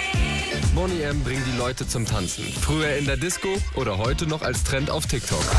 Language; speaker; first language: German; native; German